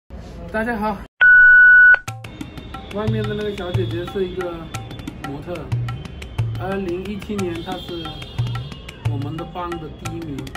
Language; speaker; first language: Chinese; non-native, fluent; Hindi